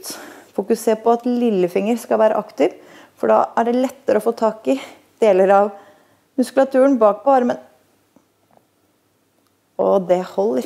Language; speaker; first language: Norwegian; native; Norwegian